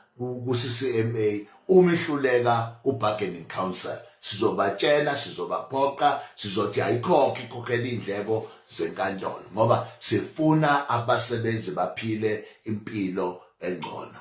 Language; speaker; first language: Zulu; native; Zulu